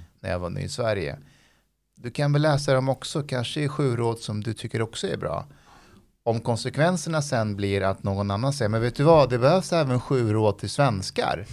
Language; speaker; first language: Swedish; early bilingual, other home language; Persian